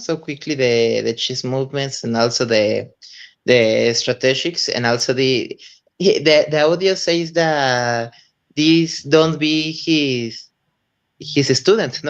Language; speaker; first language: English; non-native, learner; Spanish